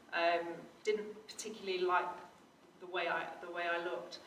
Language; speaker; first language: English; native; English